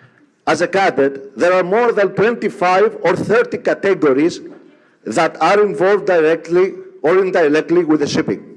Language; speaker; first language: English; non-native, fluent; Greek